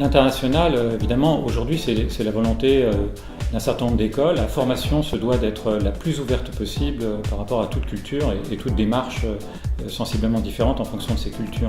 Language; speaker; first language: French; native; French